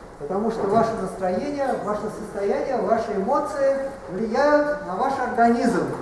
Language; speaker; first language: Russian; native; Russian